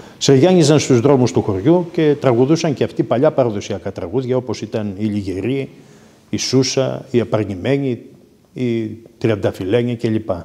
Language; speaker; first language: Greek; native; Greek